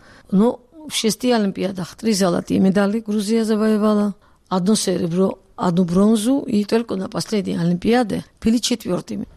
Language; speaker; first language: Russian; non-native, local second language; Georgian